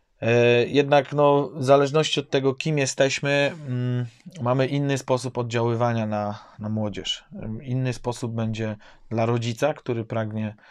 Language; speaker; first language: Polish; native; Polish